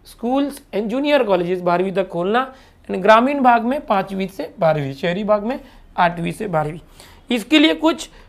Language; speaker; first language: Hindi; non-native, local second language; Marathi